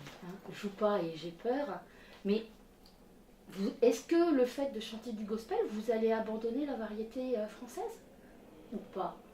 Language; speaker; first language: French; native; French